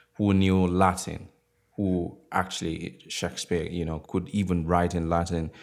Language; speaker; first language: English; non-native, local second language; Igbo